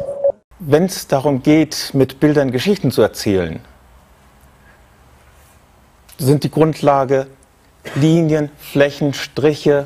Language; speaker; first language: German; native; German